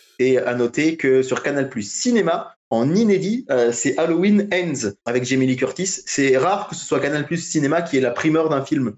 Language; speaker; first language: French; native; French